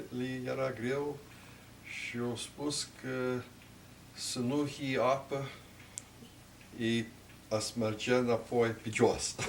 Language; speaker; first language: Romanian; early bilingual, heritage; Romanian